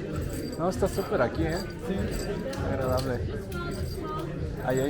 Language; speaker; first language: Spanish; early bilingual, heritage; English